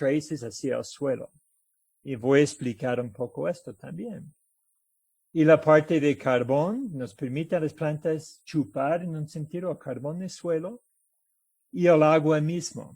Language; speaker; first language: Spanish; non-native, fluent; English